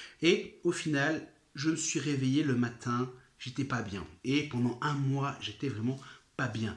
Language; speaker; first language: French; native; French